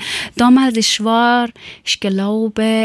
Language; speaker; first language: German; non-native, learner; Persian